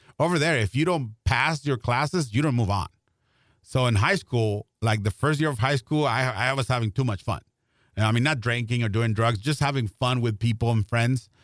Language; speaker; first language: English; non-native, fluent; Spanish